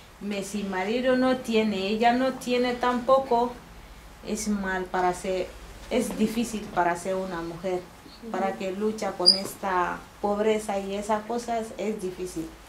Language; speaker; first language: Spanish; non-native, fluent; Bambara